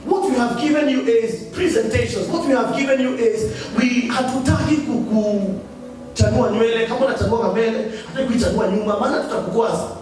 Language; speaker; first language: English; non-native, local second language; Swahili